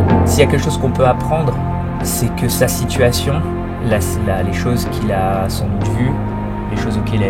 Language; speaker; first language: French; native; French